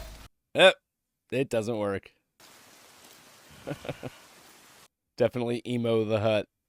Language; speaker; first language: English; native; English